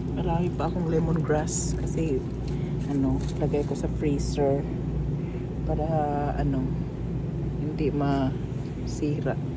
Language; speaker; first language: Filipino; non-native, local second language; Cebuano